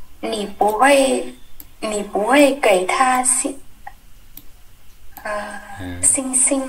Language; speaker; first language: Chinese; non-native, learner; Vietnamese